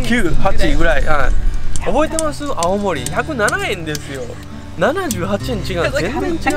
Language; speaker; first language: Japanese; native; Japanese